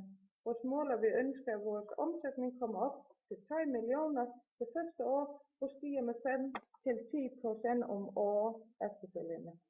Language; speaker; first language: Danish; non-native, learner; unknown